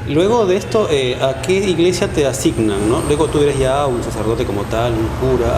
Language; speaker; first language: Spanish; native; Spanish